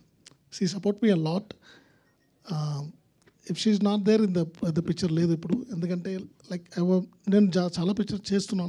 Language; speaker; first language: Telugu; non-native, learner; Tamil